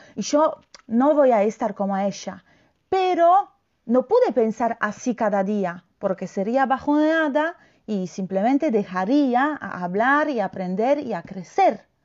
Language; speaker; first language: Spanish; non-native, fluent; Polish